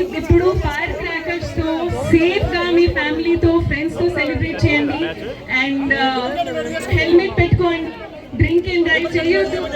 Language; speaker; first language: Telugu; non-native, learner; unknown